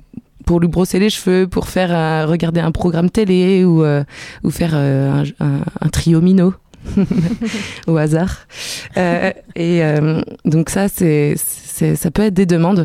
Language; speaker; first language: French; native; French